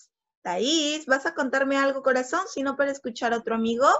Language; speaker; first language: Spanish; native; Spanish